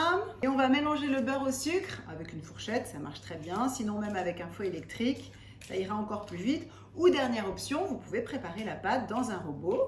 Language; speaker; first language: French; native; French